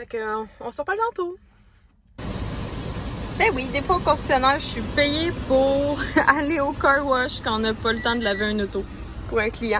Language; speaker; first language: French; native; French